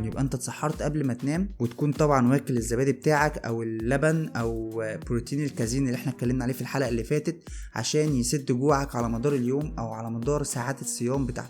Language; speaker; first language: Arabic; native; Arabic